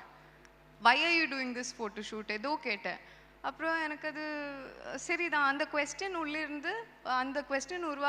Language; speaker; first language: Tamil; non-native, local second language; Malayalam